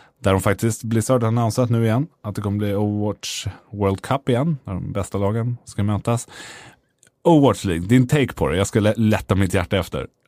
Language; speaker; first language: Swedish; native; Swedish